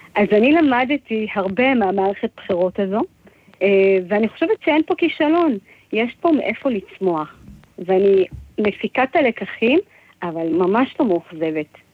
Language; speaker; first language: Hebrew; early bilingual, other home language; Amharic